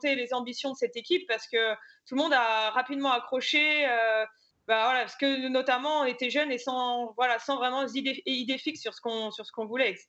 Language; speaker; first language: French; native; French